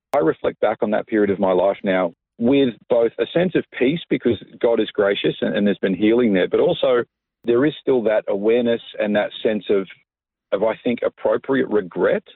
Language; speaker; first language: English; native; English